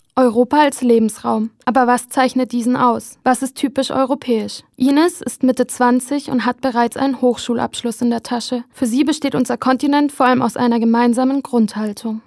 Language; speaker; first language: German; native; German